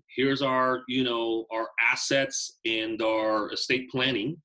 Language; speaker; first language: English; native; English